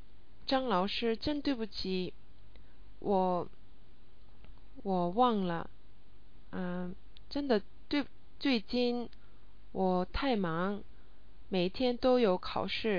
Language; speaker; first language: Chinese; non-native, learner; English